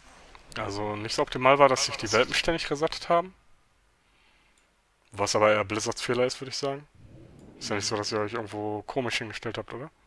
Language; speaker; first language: German; native; German